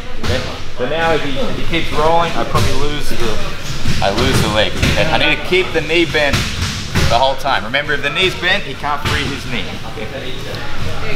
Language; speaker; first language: English; native; English